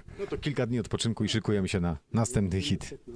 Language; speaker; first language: Polish; native; Polish